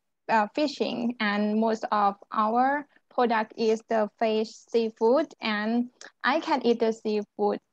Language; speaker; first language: English; non-native, learner; Thai